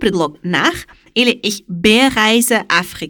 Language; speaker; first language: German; non-native, fluent; Russian